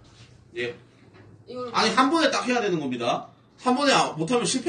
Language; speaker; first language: Korean; native; Korean